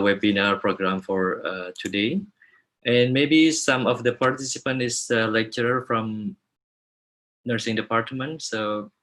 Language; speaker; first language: English; non-native, fluent; Indonesian